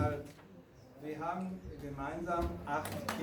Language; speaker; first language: German; non-native, fluent; Rundi